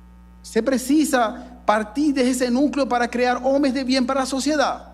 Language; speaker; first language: Portuguese; non-native, learner; Spanish